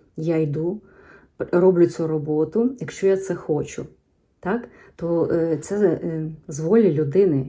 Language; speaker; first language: Ukrainian; native; Ukrainian